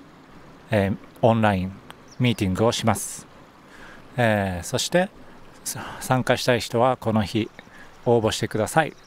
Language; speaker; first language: Japanese; native; Japanese